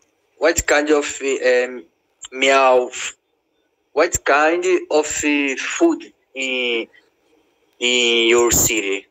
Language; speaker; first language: English; non-native, learner; Portuguese